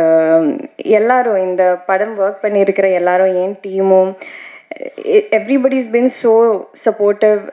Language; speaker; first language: Tamil; non-native, learner; Malayalam